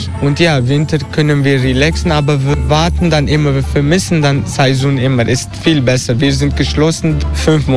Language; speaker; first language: German; non-native, fluent; Turkish